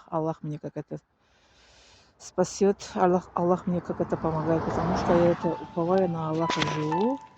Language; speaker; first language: Russian; non-native, learner; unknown